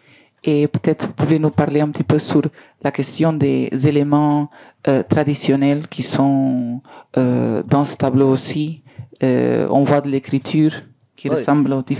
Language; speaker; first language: French; non-native, learner; Spanish